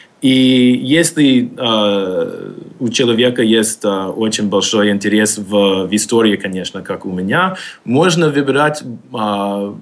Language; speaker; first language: Russian; non-native, fluent; English